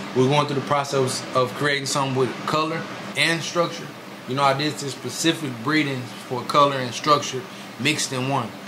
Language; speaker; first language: English; native; English